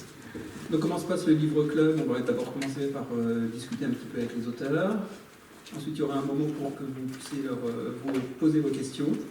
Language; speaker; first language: French; native; French